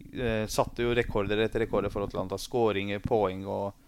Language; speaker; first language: Norwegian; early bilingual, other home language; Persian